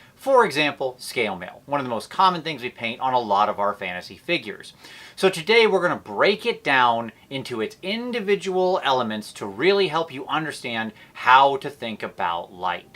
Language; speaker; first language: English; native; English